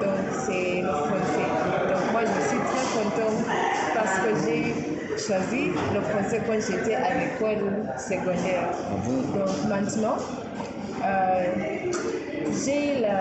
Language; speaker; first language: French; non-native, learner; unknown